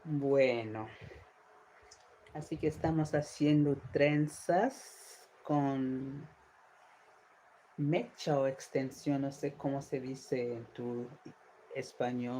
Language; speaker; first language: Spanish; non-native, fluent; English